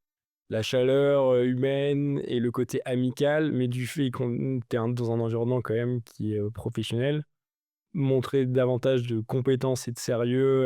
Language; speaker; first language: French; native; French